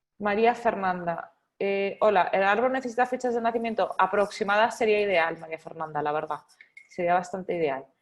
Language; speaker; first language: Spanish; native; Spanish